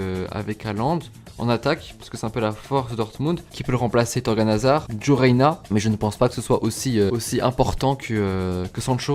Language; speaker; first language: French; native; French